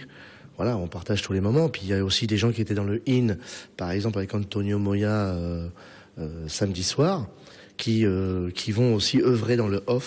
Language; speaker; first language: French; native; French